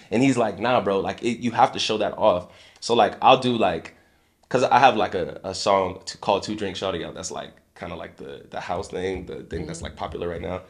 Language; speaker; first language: English; native; English